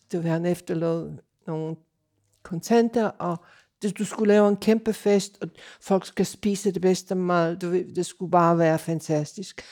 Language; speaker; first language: Danish; non-native, fluent; English